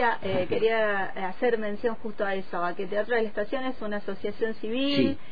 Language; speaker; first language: Spanish; native; Spanish